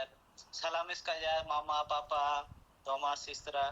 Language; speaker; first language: Russian; non-native, learner; Hindi